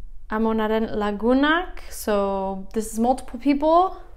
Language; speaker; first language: English; native; English